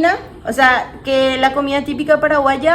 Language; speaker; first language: Spanish; native; Spanish